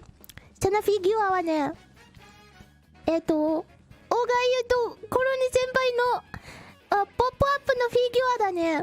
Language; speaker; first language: Japanese; non-native, learner; Indonesian